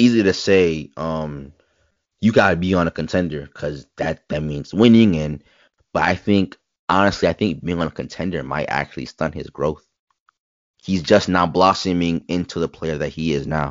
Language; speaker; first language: English; native; English